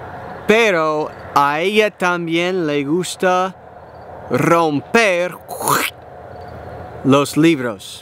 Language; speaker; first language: Spanish; non-native, learner; English